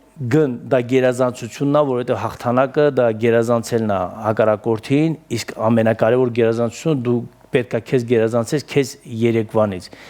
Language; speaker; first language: Armenian; native; Armenian